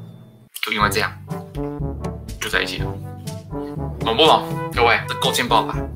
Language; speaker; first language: Chinese; native; Chinese